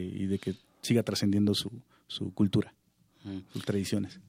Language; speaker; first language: Spanish; non-native, local second language; Zapotec